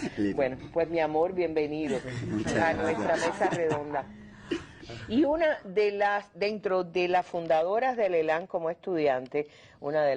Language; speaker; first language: Spanish; native; Spanish